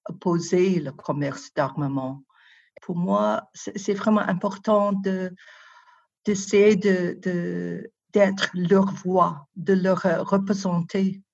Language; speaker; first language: French; non-native, fluent; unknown